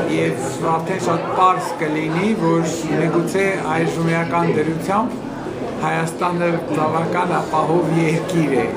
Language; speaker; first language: Armenian; native; Armenian